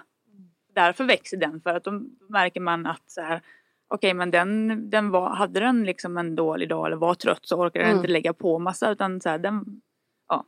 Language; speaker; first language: Swedish; native; Swedish